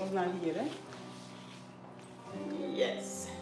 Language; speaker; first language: Dutch; non-native, learner; English